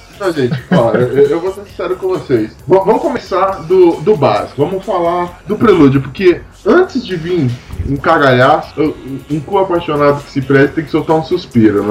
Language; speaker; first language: Portuguese; native; Portuguese